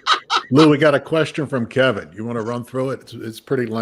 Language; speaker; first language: English; native; English